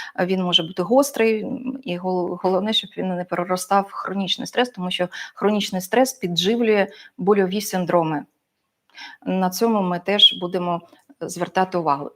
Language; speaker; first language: Ukrainian; non-native, local second language; Russian